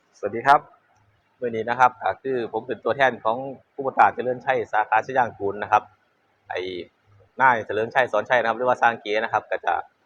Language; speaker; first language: Thai; native; Thai